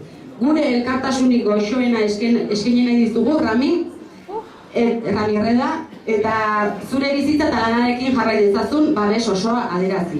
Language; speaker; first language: Basque; native; Basque